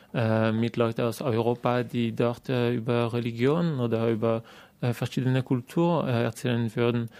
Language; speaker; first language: German; non-native, fluent; French